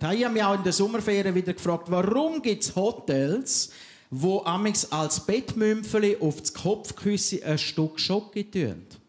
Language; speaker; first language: German; native; German